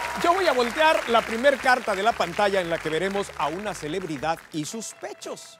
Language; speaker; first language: Spanish; native; Spanish